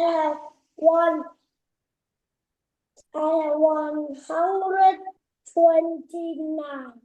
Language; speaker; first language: English; non-native, learner; Vietnamese